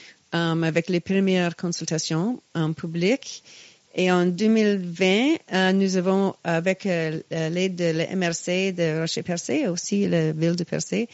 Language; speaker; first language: French; non-native, local second language; English